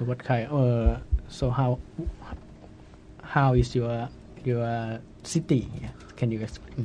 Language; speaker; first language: English; non-native, fluent; Thai